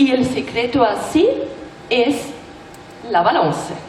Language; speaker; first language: Spanish; non-native, learner; German